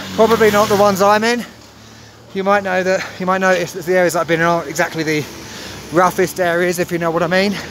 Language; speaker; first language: English; native; English